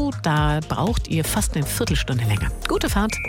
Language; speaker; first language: German; native; German